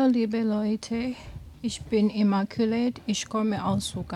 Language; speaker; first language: German; non-native, learner; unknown